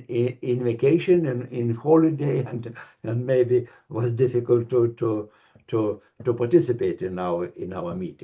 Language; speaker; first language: English; non-native, learner; Lithuanian